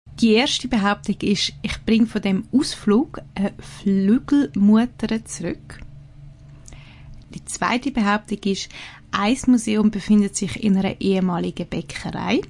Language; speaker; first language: German; native; German